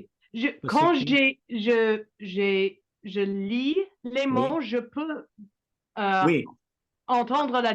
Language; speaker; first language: French; non-native, learner; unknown